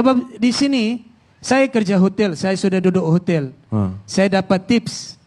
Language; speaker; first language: Indonesian; non-native, fluent; Filipino